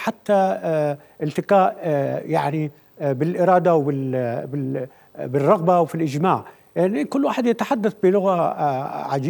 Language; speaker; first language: Arabic; native; Arabic